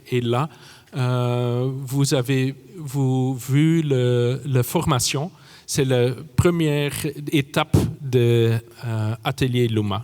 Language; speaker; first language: French; non-native, fluent; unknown